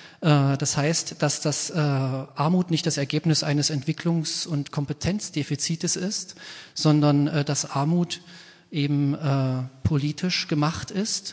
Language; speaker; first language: German; native; German